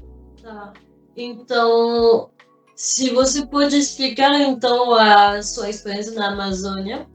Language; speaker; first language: Portuguese; non-native, fluent; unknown